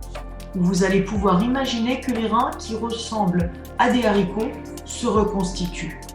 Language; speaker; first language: French; native; French